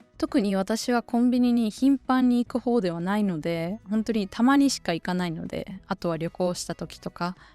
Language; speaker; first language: Japanese; native; Japanese